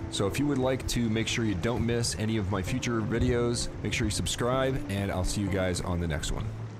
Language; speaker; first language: English; native; English